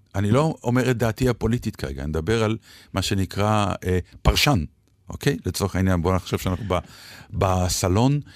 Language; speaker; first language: Hebrew; native; Hebrew